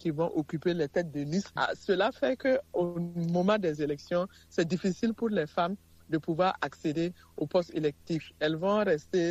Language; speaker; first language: French; non-native, local second language; Mossi